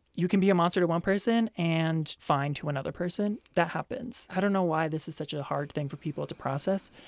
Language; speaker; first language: English; native; English